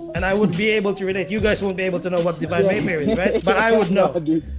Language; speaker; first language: English; non-native, local second language; Cebuano